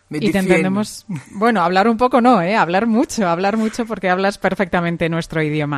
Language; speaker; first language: Spanish; native; Spanish